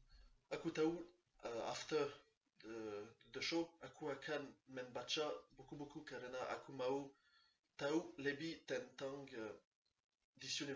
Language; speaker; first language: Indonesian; non-native, learner; French